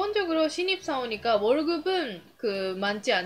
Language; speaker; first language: Korean; non-native, fluent; Japanese